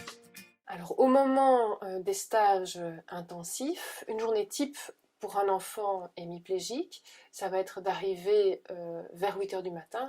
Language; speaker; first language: French; native; French